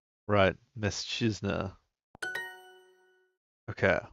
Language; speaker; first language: Polish; non-native, learner; English